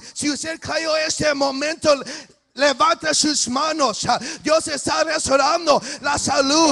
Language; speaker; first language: Spanish; early bilingual, heritage; English